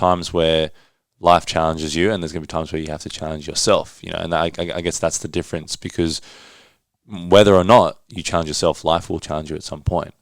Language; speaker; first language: English; native; English